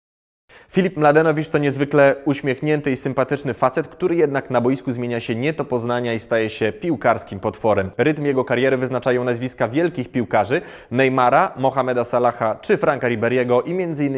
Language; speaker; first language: Polish; native; Polish